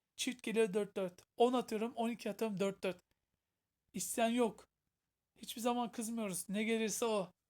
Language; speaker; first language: Turkish; native; Turkish